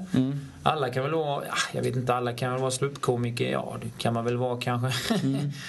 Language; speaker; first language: Swedish; native; Swedish